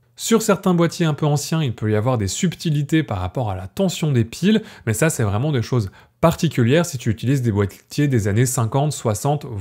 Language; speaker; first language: French; native; French